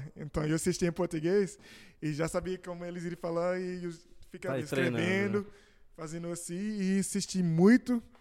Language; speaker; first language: Portuguese; non-native, fluent; English